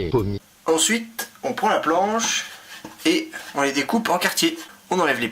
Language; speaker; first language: French; native; French